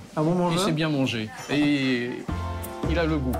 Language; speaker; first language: French; native; French